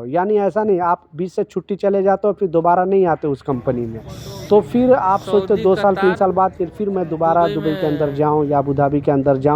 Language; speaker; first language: Hindi; native; Hindi